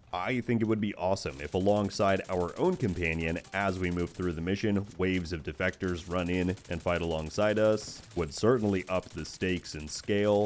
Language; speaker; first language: English; native; English